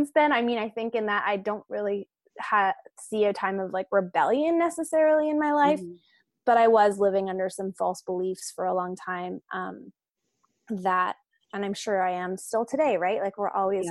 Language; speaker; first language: English; native; English